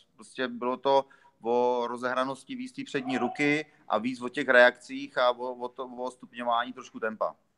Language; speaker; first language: Czech; native; Czech